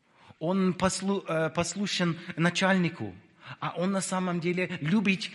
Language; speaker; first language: Russian; non-native, fluent; English